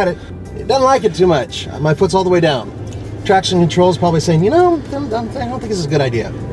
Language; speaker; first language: English; native; English